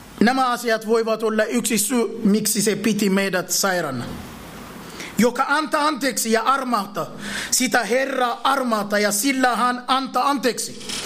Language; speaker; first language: Finnish; non-native, fluent; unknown